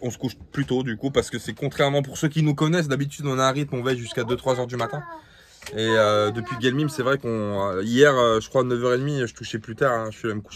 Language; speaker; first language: French; native; French